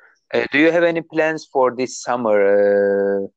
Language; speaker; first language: English; non-native, learner; Turkish